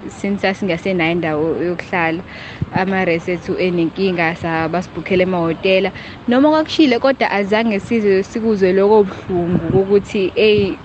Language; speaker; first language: Zulu; native; Zulu